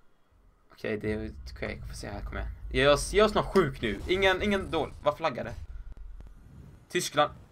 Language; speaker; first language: Swedish; native; Swedish